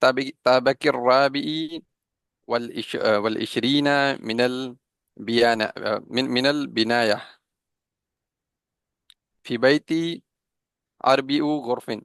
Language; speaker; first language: Arabic; non-native, learner; Urdu